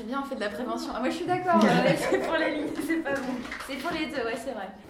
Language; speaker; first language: French; native; French